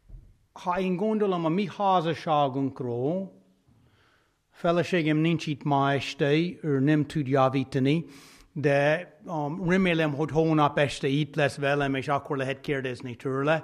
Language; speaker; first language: Hungarian; non-native, fluent; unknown